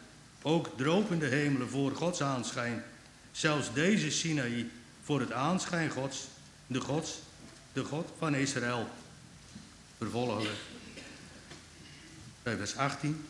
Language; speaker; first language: Dutch; native; Dutch